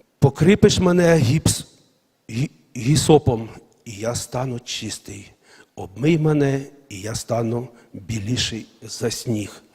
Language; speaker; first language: Ukrainian; non-native, local second language; Russian